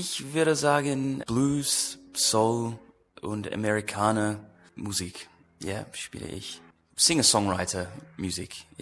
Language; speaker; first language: German; non-native, learner; English